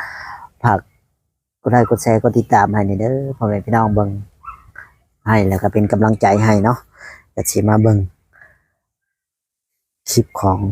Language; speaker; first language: Thai; non-native, local second language; Lao